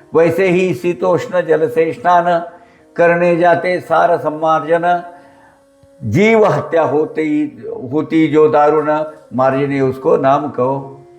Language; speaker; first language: Hindi; non-native, local second language; Marathi